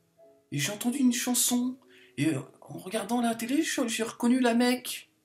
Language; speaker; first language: French; native; French